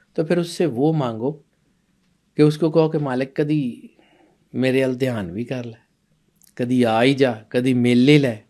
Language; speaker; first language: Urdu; non-native, local second language; Punjabi